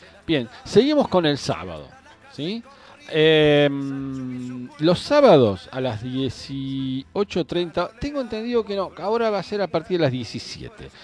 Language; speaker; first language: Spanish; native; Spanish